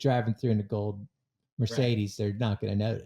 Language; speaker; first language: English; native; English